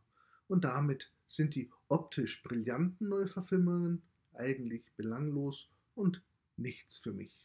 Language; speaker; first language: German; native; German